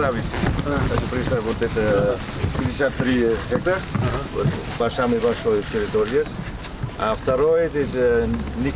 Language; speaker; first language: Russian; non-native, local second language; Kyrgyz